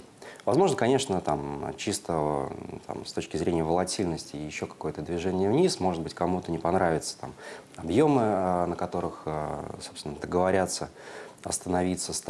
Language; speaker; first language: Russian; native; Russian